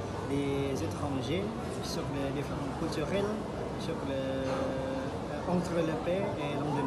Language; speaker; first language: French; non-native, learner; Indonesian